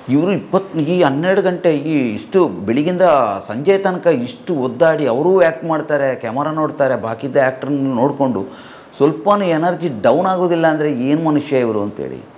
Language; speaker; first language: Kannada; non-native, local second language; Malayalam